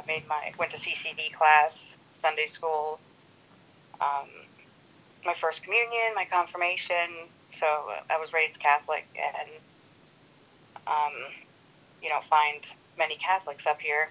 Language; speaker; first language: English; native; English